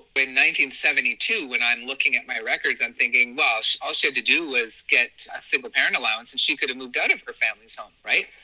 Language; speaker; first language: English; native; English